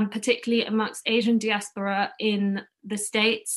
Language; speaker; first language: English; non-native, local second language; Cantonese